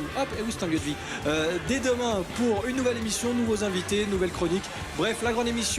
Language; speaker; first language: French; native; French